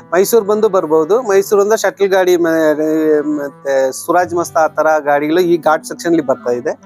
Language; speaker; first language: Kannada; non-native, local second language; Malayalam